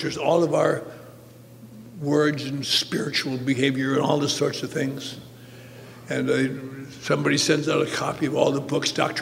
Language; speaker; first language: English; native; English